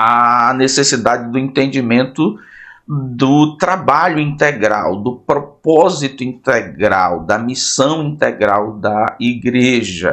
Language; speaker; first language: Portuguese; native; Portuguese